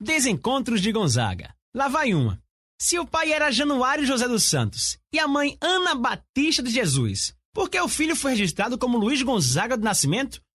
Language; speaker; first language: Portuguese; native; Portuguese